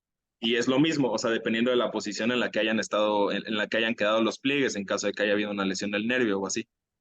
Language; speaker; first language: Spanish; native; Spanish